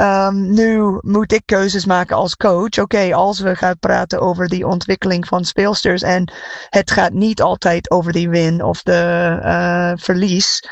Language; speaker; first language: Dutch; non-native, fluent; English